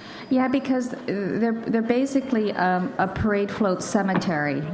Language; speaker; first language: English; native; English